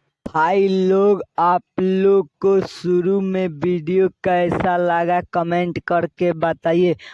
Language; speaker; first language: Hindi; non-native, local second language; Bhojpuri